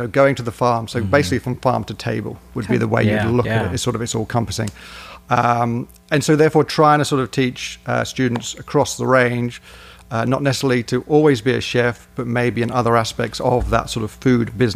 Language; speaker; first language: English; native; English